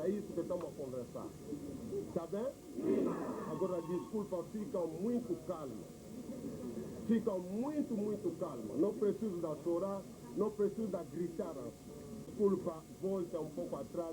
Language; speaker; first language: Portuguese; non-native, fluent; Lingala